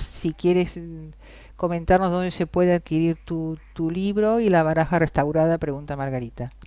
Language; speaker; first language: Spanish; native; Spanish